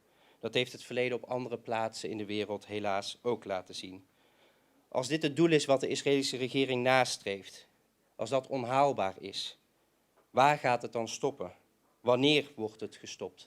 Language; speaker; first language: Dutch; native; Dutch